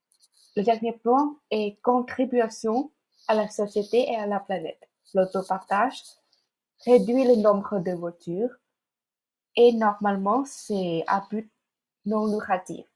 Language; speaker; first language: French; non-native, fluent; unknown